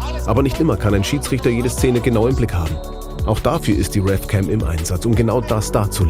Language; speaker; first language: German; native; German